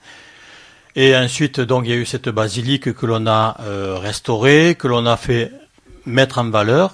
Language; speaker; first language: French; native; French